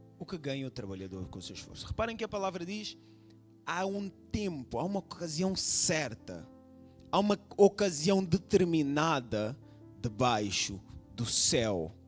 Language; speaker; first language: Portuguese; non-native, local second language; Kabuverdianu